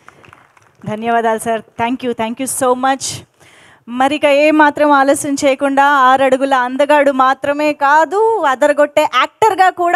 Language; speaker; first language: Telugu; native; Telugu